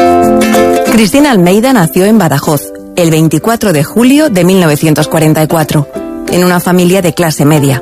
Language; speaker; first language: Spanish; native; Spanish